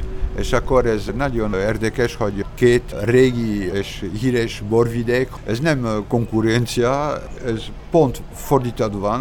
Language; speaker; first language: Hungarian; non-native, learner; French